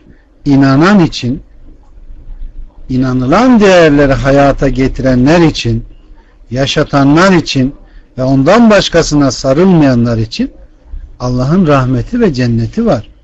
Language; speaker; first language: Turkish; native; Turkish